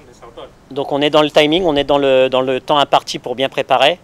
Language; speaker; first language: French; native; French